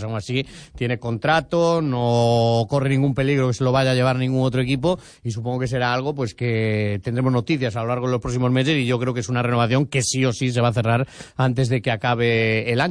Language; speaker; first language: Spanish; native; Spanish